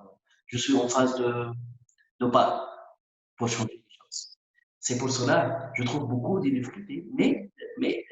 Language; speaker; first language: French; non-native, local second language; Arabic